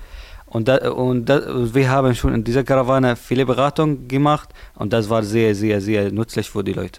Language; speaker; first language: German; non-native, learner; Arabic